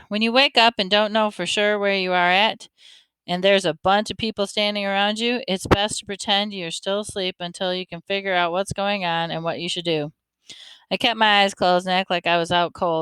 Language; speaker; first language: English; native; English